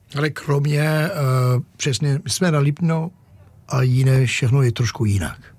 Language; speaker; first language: Czech; non-native, learner; French